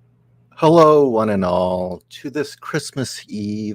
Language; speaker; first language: English; native; English